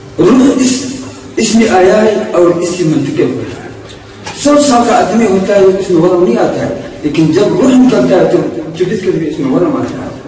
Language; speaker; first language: Urdu; non-native, local second language; Pashto